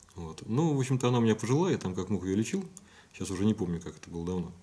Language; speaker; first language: Russian; native; Russian